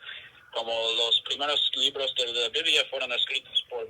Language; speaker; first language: Spanish; non-native, fluent; English